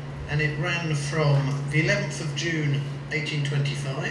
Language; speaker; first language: English; native; English